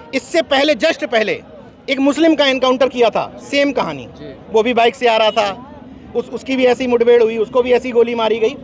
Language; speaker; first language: Hindi; native; Hindi